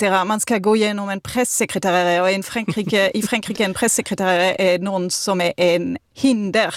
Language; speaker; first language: Swedish; non-native, fluent; French